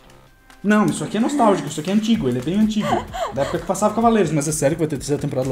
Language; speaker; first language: Portuguese; native; Portuguese